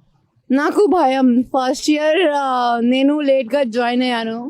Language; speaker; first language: Telugu; non-native, local second language; Hindi